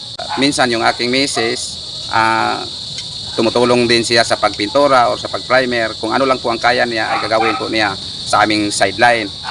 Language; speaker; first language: Filipino; non-native, local second language; Cebuano